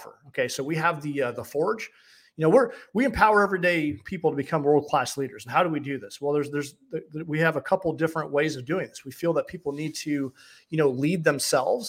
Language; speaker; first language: English; native; English